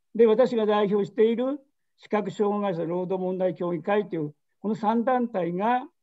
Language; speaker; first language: Japanese; native; Japanese